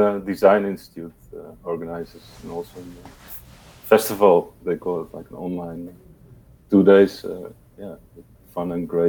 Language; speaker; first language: English; non-native, fluent; Dutch